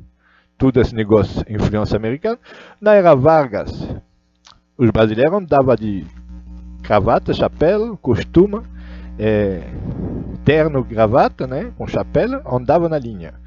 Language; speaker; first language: Portuguese; non-native, learner; Russian